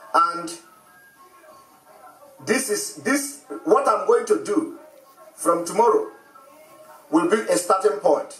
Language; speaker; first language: English; non-native, local second language; Igbo